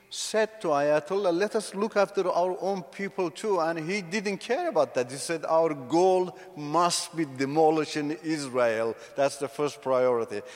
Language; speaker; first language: English; non-native, fluent; Persian